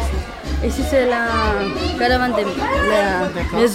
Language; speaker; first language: French; non-native, learner; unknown